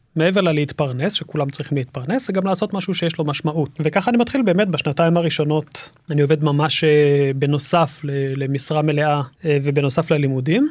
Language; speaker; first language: Hebrew; early bilingual, other home language; English